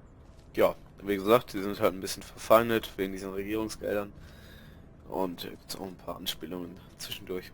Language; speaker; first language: German; native; German